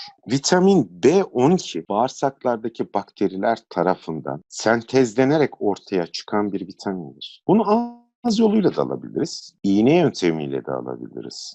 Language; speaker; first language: Turkish; native; Turkish